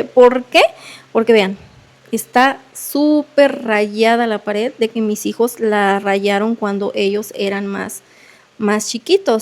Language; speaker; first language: Spanish; native; Spanish